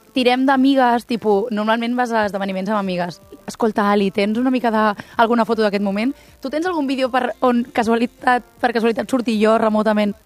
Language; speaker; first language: Catalan; native; Catalan